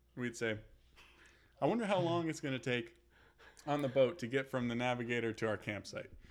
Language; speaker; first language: English; native; English